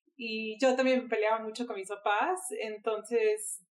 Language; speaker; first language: Spanish; early bilingual, heritage; Spanish